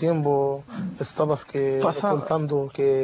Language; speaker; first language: Portuguese; non-native, fluent; Arabic